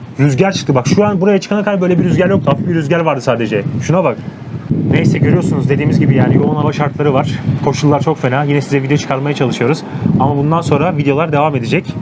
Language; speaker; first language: Turkish; native; Turkish